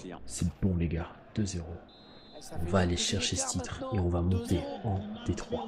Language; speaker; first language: French; native; French